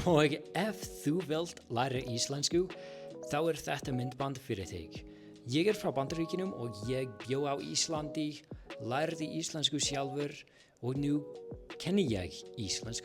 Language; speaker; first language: Icelandic; non-native, fluent; English